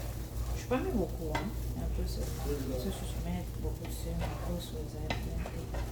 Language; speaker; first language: French; non-native, local second language; Lingala